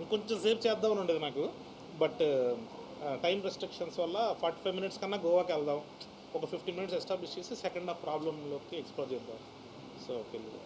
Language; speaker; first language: Telugu; native; Telugu